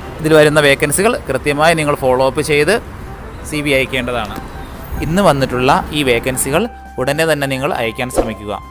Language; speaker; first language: Malayalam; native; Malayalam